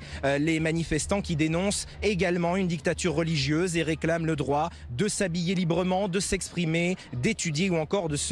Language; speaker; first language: French; native; French